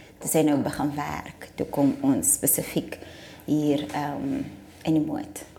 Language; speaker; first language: Afrikaans; non-native, local second language; South Ndebele